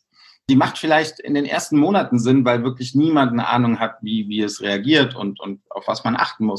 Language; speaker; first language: German; native; German